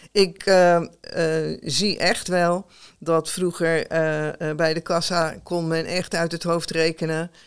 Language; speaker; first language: Dutch; native; Dutch